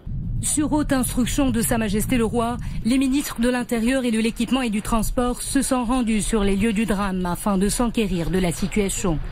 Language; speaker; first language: French; non-native, local second language; Arabic